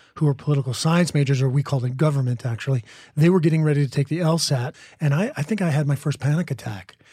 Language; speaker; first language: English; native; English